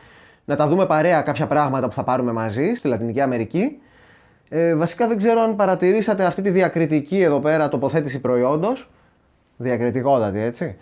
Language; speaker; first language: Greek; native; Greek